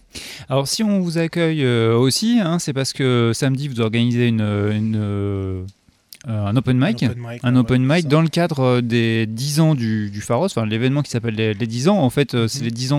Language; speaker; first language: French; native; French